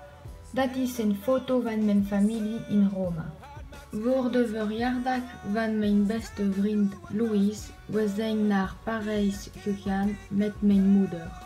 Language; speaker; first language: Dutch; non-native, learner; French